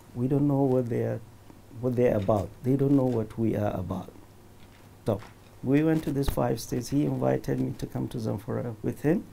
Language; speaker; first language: English; non-native, local second language; Hausa